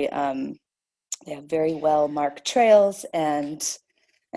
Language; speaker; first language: English; native; English